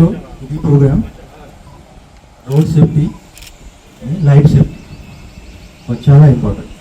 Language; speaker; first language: Telugu; non-native, learner; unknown